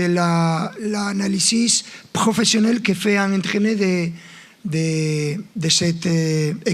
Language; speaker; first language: French; non-native, fluent; Spanish